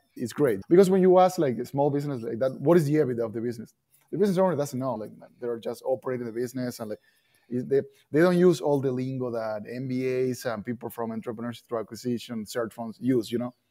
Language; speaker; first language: English; non-native, fluent; Spanish